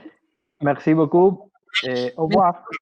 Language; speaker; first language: French; non-native, learner; Spanish